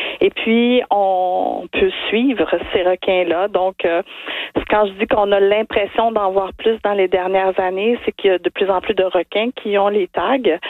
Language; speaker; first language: French; native; French